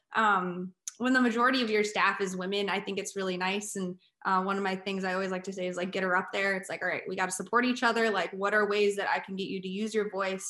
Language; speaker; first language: English; native; English